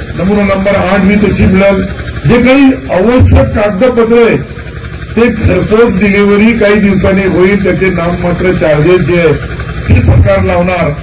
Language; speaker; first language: Marathi; non-native, local second language; Urdu